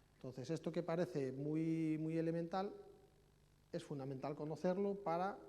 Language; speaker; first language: Spanish; native; Spanish